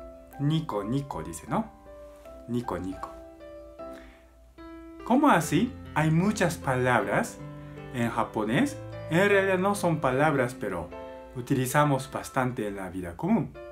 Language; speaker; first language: Spanish; non-native, learner; Japanese